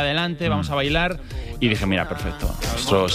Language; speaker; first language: Spanish; native; Spanish